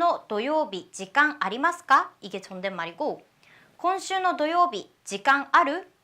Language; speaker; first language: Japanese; non-native, learner; Korean